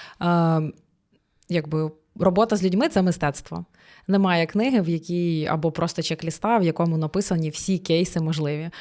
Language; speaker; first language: Ukrainian; native; Ukrainian